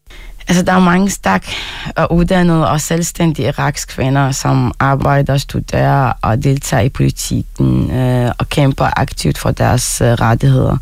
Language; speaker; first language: Danish; non-native, fluent; Arabic